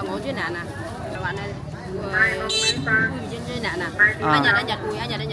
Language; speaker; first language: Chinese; non-native, learner; Vietnamese